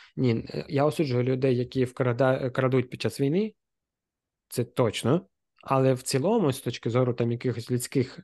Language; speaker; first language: Ukrainian; non-native, local second language; Russian